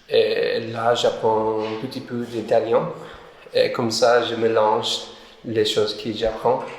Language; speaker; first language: French; non-native, learner; English